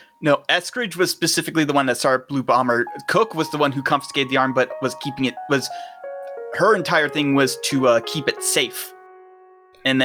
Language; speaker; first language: English; native; English